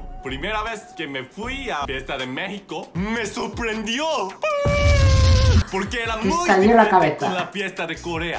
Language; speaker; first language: Spanish; non-native, learner; Korean